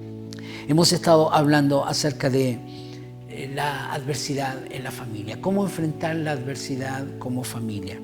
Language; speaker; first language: Spanish; native; Spanish